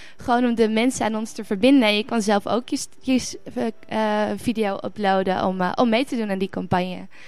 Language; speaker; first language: Dutch; native; Dutch